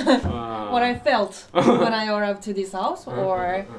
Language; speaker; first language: English; non-native, fluent; Korean